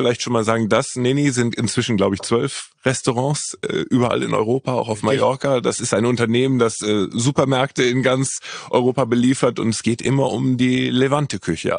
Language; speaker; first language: German; native; German